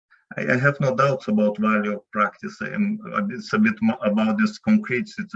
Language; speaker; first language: English; non-native, fluent; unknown